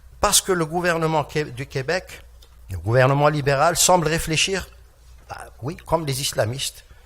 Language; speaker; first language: French; non-native, local second language; Kabyle